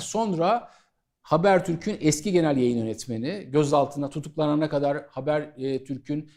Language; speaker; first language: Turkish; native; Turkish